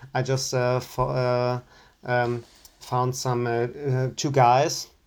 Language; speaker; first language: English; non-native, fluent; German